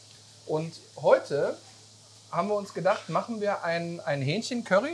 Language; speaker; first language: German; native; German